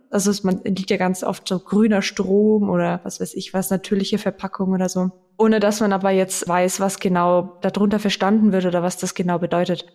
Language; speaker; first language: German; native; German